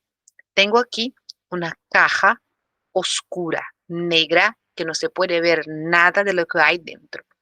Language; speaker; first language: Spanish; non-native, fluent; Portuguese